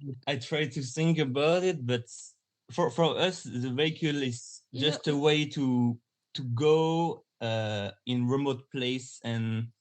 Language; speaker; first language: English; non-native, learner; French